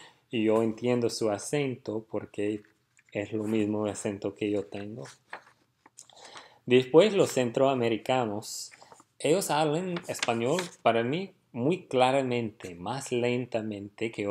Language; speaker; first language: Spanish; non-native, fluent; English